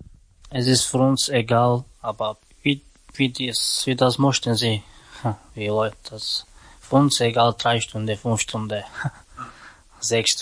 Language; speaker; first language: German; non-native, learner; Slovak